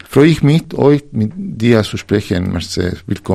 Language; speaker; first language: German; non-native, fluent; Spanish